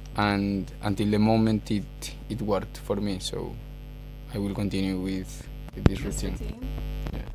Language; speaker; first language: English; non-native, fluent; Spanish